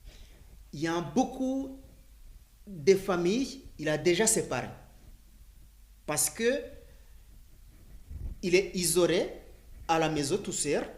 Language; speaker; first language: French; non-native, learner; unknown